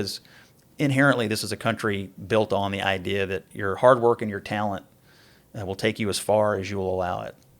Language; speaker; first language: English; native; English